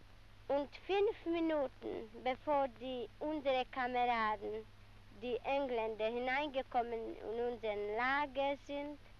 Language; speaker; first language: German; non-native, learner; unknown